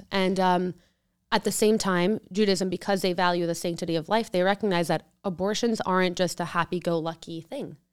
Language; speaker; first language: English; early bilingual, other home language; Spanish